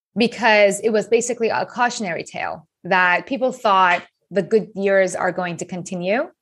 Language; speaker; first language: English; non-native, fluent; Persian